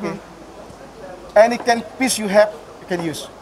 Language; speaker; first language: English; non-native, learner; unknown